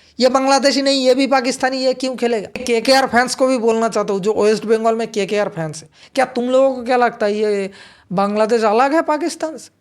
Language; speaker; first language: Hindi; non-native, local second language; Bangla